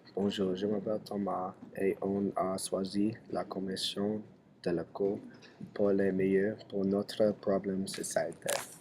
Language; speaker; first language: French; non-native, learner; English